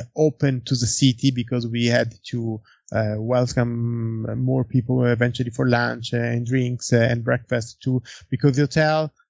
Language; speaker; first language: English; non-native, fluent; Italian